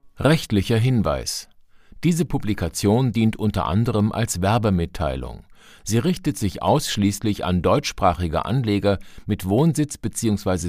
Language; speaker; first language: German; native; German